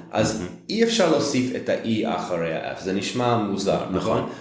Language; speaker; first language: Hebrew; non-native, fluent; English